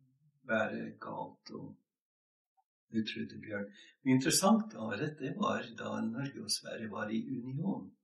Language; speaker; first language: Norwegian; non-native, fluent; English